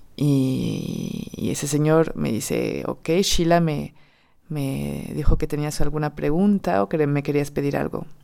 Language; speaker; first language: Spanish; non-native, fluent; French